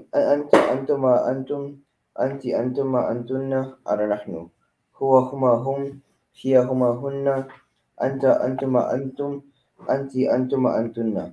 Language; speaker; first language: Arabic; non-native, learner; Filipino